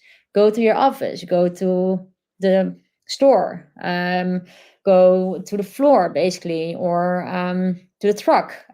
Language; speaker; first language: English; non-native, fluent; Dutch